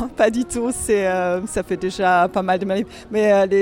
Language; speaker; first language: French; non-native, fluent; German